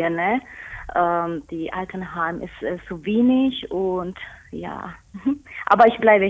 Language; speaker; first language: German; non-native, learner; Spanish